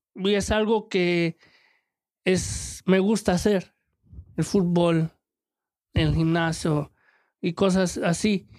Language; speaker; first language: Spanish; early bilingual, heritage; Spanish